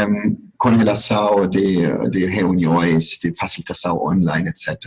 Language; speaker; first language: Portuguese; non-native, fluent; German